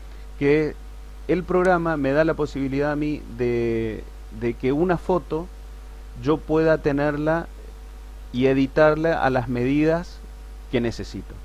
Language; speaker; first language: Spanish; native; Spanish